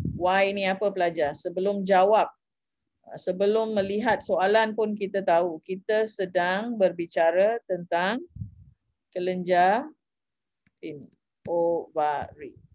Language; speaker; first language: Malay; non-native, local second language; Tamil